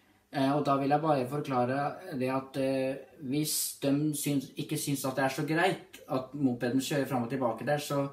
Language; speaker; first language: Norwegian; native; Norwegian